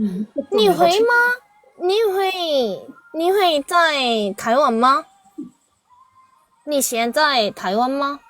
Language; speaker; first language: Chinese; non-native, learner; Korean